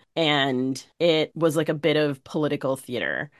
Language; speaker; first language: English; native; English